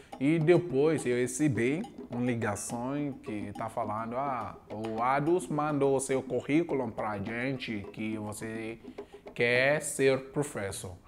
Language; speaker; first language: Portuguese; non-native, learner; Yoruba